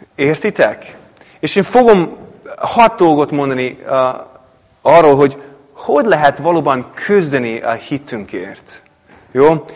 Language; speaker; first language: Hungarian; non-native, fluent; English